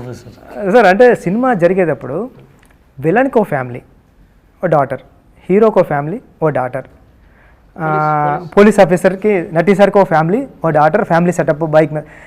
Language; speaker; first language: Telugu; native; Telugu